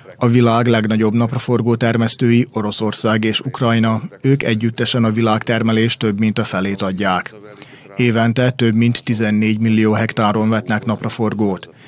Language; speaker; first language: Hungarian; native; Hungarian